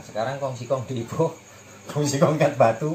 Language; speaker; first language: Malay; non-native, local second language; Javanese